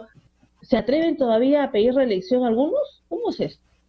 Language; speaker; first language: Spanish; native; Spanish